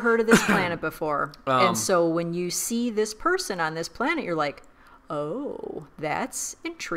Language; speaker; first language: English; native; English